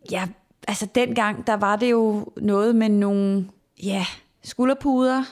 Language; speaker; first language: Danish; native; Danish